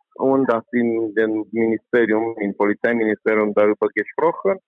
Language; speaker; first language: German; non-native, learner; Romanian